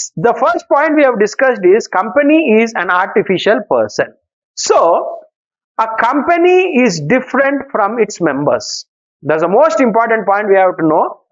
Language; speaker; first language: English; non-native, local second language; Telugu